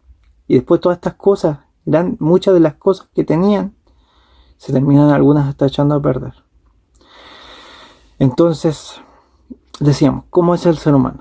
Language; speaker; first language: Spanish; native; Spanish